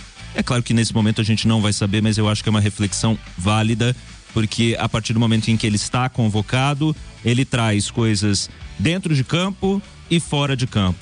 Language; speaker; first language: Portuguese; native; Portuguese